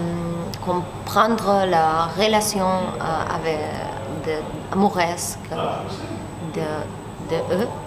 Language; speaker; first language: French; non-native, learner; Spanish